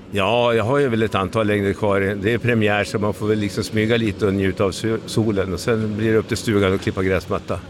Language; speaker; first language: Swedish; native; Swedish